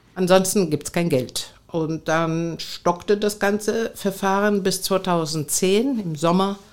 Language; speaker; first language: German; non-native, fluent; Greek